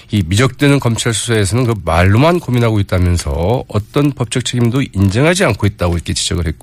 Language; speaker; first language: Korean; native; Korean